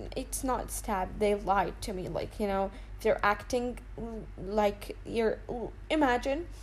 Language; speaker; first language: English; non-native, fluent; Arabic